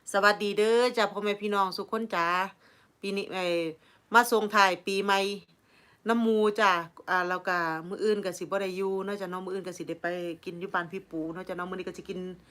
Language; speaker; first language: Thai; native; Thai